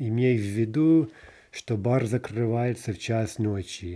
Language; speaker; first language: Russian; non-native, fluent; English